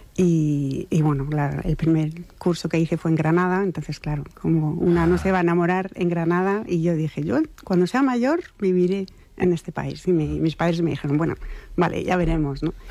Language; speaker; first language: Spanish; non-native, fluent; French